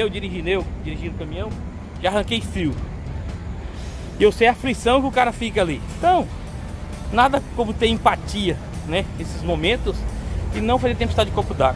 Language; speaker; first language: Portuguese; native; Portuguese